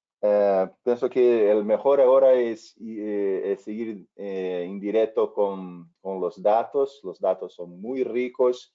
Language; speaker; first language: Spanish; non-native, fluent; Portuguese